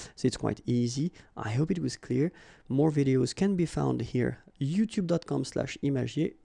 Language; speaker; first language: English; non-native, fluent; French